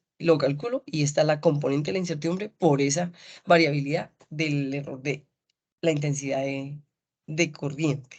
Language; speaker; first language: Spanish; native; Spanish